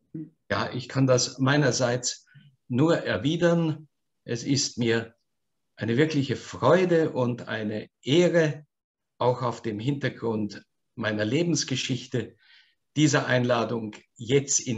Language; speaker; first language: German; native; German